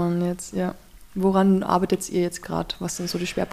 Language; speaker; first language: German; native; German